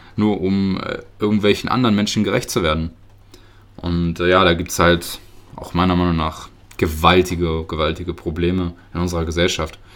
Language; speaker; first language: German; early bilingual, other home language; Russian